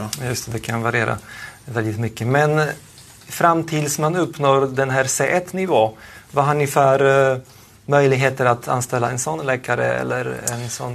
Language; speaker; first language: Swedish; non-native, fluent; Polish